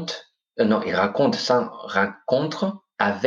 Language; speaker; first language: French; non-native, fluent; Greek